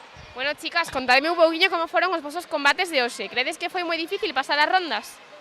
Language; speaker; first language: Galician; native; Galician